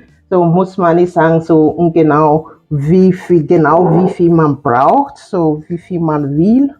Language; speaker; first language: German; non-native, fluent; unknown